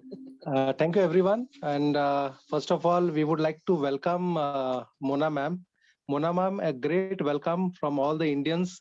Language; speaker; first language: English; non-native, fluent; Hindi